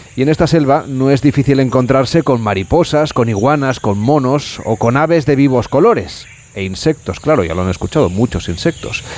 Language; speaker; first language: Spanish; native; Spanish